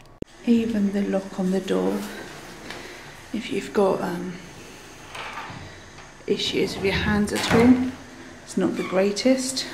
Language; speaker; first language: English; native; English